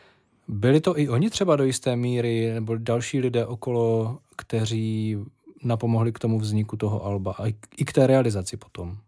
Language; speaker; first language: Czech; native; Czech